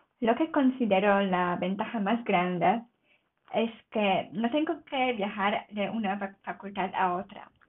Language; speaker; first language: Spanish; non-native, fluent; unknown